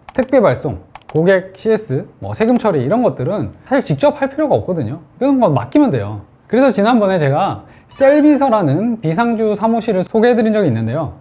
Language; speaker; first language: Korean; native; Korean